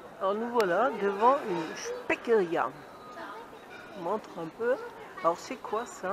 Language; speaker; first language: French; native; French